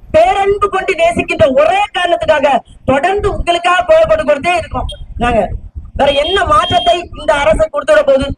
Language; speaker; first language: Tamil; native; Tamil